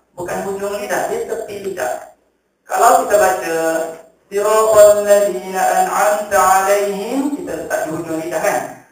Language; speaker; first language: Malay; native; Malay